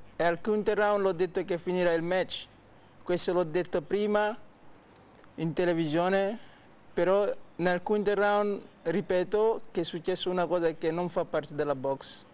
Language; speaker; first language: Italian; non-native, fluent; Wolof